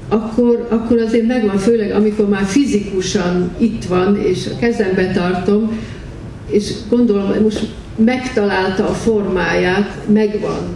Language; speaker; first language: Hungarian; early bilingual, heritage; Hungarian